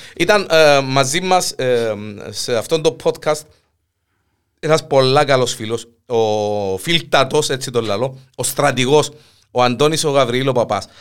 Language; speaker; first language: Greek; native; Greek